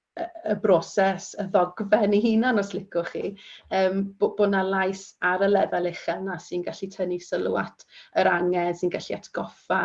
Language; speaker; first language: Welsh; native; Welsh